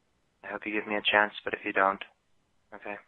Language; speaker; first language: English; native; English